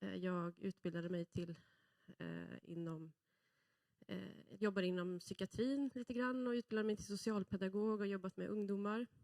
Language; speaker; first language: Swedish; native; Swedish